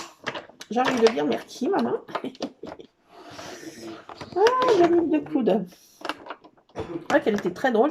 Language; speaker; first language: French; native; French